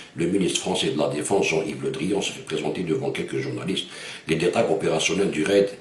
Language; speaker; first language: French; non-native, local second language; Arabic